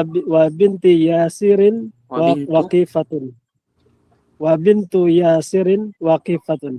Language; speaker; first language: Arabic; non-native, learner; Filipino